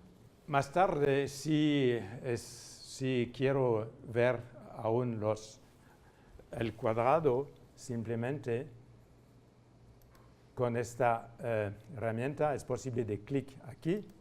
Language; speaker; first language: Spanish; non-native, fluent; French